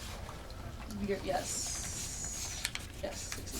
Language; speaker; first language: English; native; English